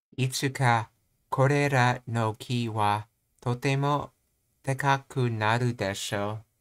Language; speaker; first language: Japanese; non-native, learner; English